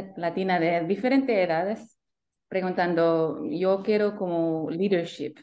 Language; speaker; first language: Spanish; early bilingual, heritage; Spanish